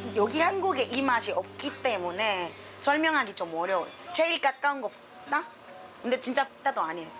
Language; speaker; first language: Korean; non-native, fluent; Spanish